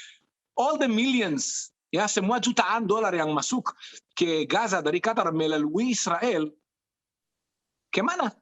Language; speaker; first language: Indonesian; non-native, fluent; Hebrew